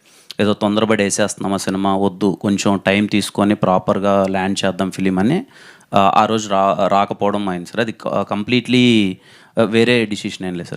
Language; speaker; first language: Telugu; native; Telugu